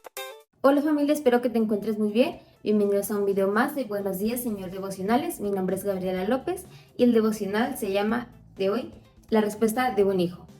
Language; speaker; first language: Spanish; native; Spanish